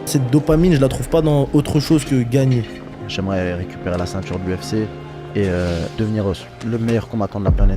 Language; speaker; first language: French; early bilingual, other home language; Chechen